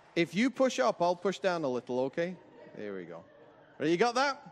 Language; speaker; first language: English; native; English